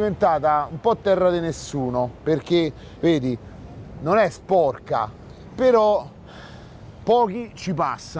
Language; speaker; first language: Italian; native; Italian